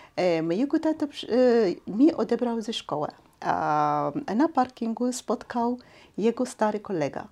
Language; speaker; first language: Polish; non-native, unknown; Arabic